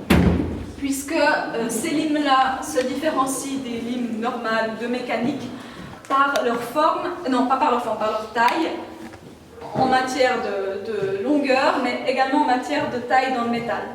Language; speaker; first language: French; native; French